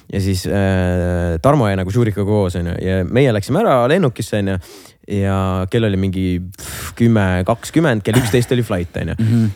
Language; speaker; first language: Estonian; non-native, local second language; Russian